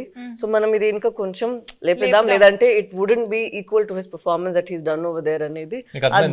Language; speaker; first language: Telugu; non-native, fluent; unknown